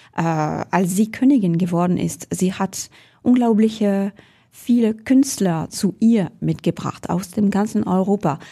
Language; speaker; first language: German; non-native, fluent; French